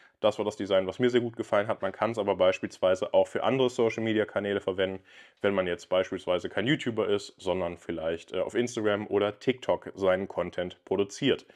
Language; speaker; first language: German; native; German